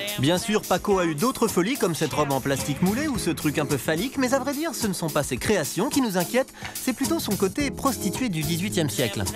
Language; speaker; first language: French; native; French